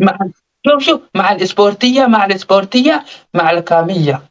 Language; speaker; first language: Arabic; non-native, learner; Oromo